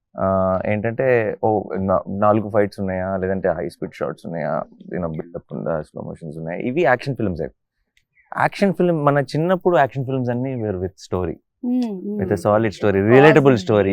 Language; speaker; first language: Telugu; native; Telugu